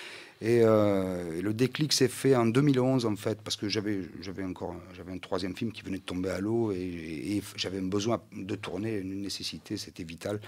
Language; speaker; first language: French; native; French